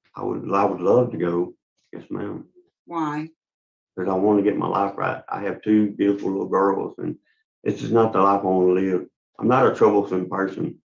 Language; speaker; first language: English; native; English